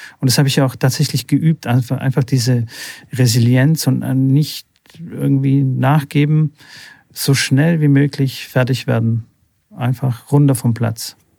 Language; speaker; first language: German; early bilingual, other home language; Bulgarian